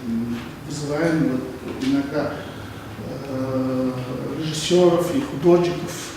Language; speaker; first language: Russian; non-native, local second language; Kazakh